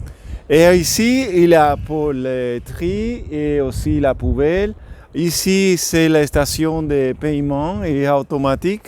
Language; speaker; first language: French; non-native, learner; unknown